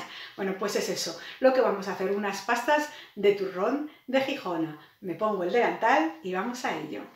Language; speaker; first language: Spanish; native; Spanish